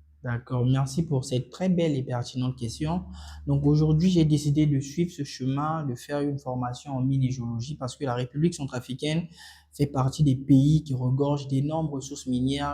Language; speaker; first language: French; non-native, local second language; Sango